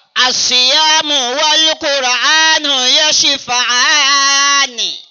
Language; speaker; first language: Arabic; non-native, fluent; Yoruba